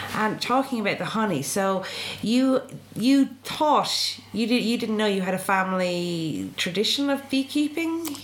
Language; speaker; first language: English; native; English